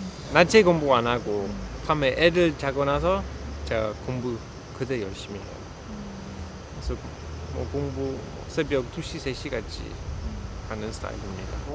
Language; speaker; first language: Korean; non-native, fluent; English